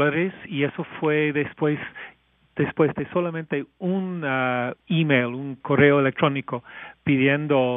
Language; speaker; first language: Spanish; non-native, fluent; English